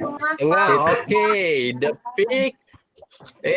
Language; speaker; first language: English; non-native, fluent; Indonesian